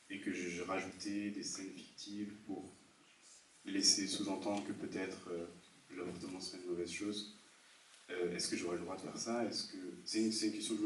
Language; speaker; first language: French; native; French